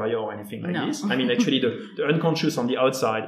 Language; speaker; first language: English; non-native, fluent; French